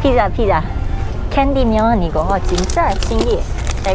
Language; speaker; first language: Korean; non-native, learner; Thai